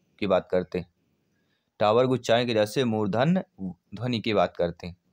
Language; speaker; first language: Hindi; native; Hindi